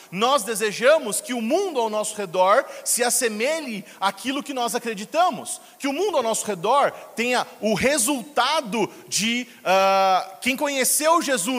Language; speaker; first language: Portuguese; native; Portuguese